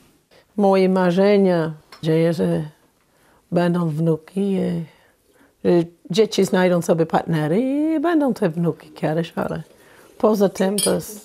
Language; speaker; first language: Polish; non-native, fluent; English